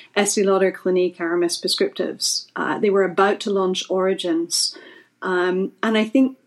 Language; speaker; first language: English; native; English